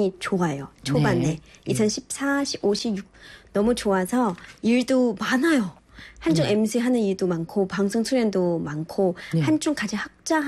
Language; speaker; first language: Korean; non-native, fluent; Chinese